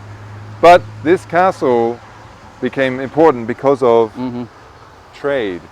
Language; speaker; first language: English; native; English